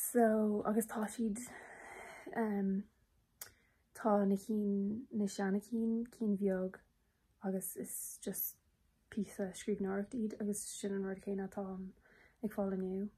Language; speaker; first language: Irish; non-native, local second language; English